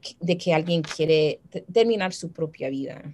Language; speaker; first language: Spanish; early bilingual, heritage; Spanish